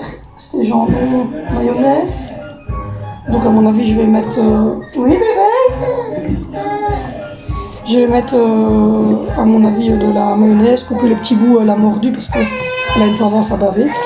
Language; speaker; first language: French; native; French